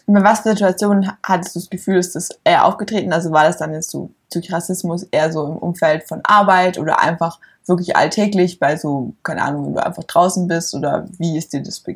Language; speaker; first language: German; native; German